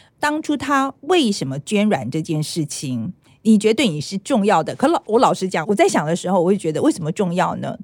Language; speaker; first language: Chinese; native; Chinese